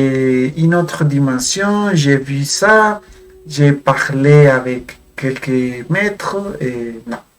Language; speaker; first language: French; non-native, fluent; Spanish